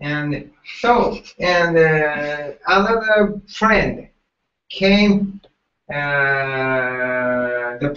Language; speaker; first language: English; non-native, learner; Japanese